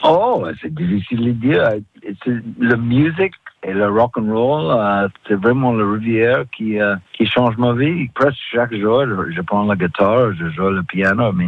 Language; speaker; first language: French; non-native, fluent; English